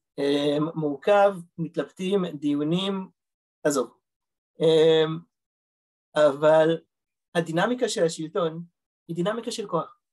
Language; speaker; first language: Hebrew; early bilingual, other home language; Russian